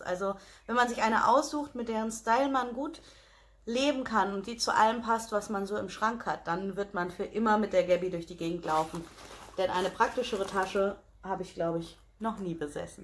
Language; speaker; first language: German; native; German